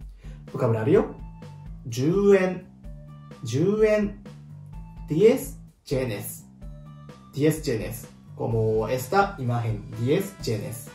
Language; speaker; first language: Spanish; non-native, learner; Japanese